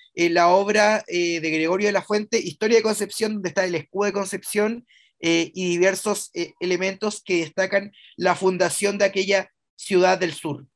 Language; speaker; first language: Spanish; native; Spanish